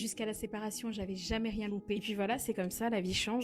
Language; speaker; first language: French; native; French